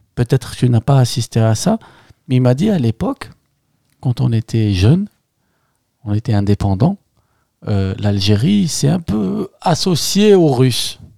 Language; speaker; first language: French; non-native, local second language; Arabic